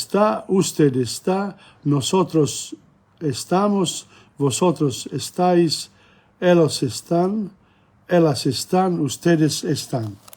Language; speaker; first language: Spanish; non-native, learner; English